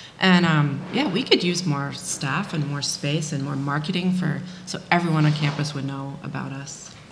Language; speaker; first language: English; native; English